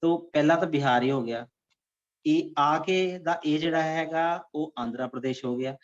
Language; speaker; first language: Hindi; non-native, local second language; Punjabi